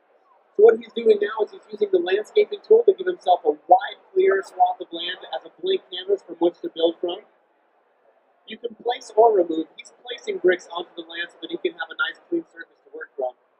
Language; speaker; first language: English; native; English